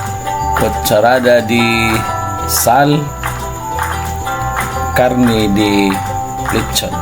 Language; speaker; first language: Spanish; non-native, learner; Filipino